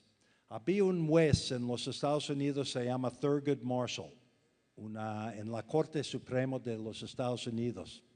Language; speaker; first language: Spanish; non-native, fluent; English